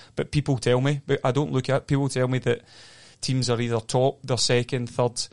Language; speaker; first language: English; native; English